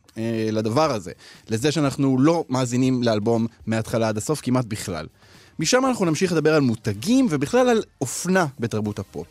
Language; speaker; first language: Hebrew; native; Hebrew